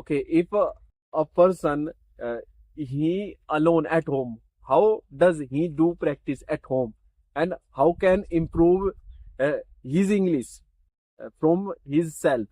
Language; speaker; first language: English; non-native, learner; Hindi